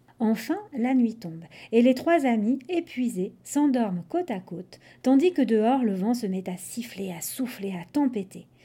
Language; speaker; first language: French; non-native, fluent; English